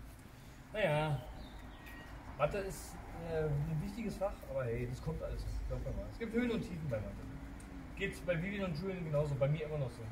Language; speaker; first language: German; native; German